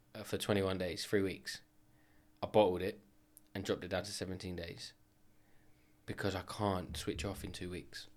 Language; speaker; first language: English; native; English